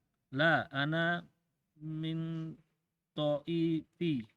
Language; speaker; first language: Arabic; non-native, learner; Indonesian